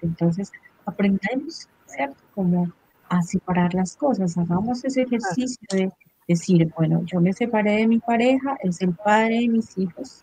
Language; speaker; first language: Spanish; native; Spanish